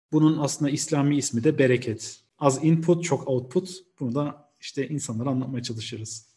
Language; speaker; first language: Turkish; early bilingual, heritage; Turkish